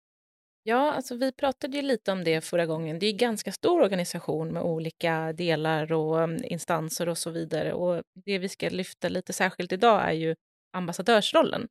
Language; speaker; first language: Swedish; native; Swedish